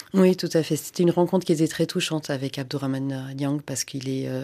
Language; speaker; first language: French; non-native, local second language; Finnish